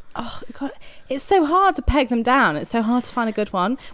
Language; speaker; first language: English; native; English